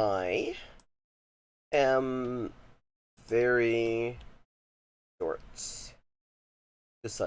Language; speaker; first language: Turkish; non-native, learner; English